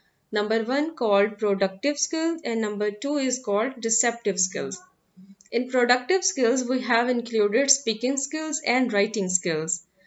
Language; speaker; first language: English; non-native, local second language; Urdu